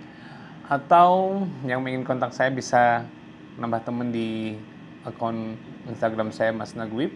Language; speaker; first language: Indonesian; native; Indonesian